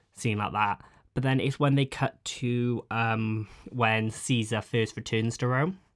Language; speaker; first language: English; native; English